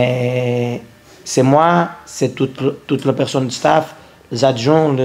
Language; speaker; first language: French; non-native, learner; Portuguese